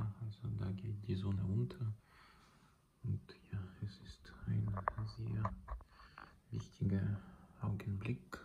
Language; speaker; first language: German; non-native, learner; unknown